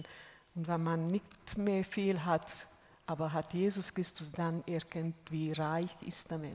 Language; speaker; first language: German; non-native, fluent; Hungarian